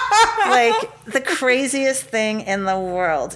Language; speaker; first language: English; native; English